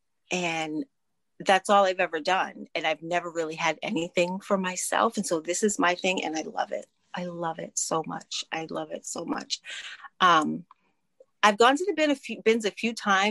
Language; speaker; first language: English; native; English